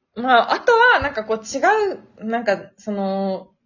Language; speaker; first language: Japanese; non-native, fluent; Chinese